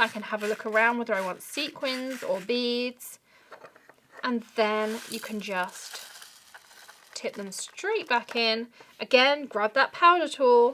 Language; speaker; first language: English; native; English